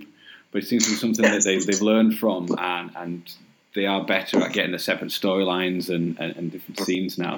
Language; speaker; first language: English; native; English